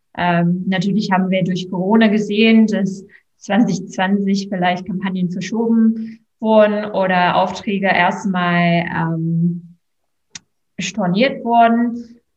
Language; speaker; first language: German; non-native, fluent; English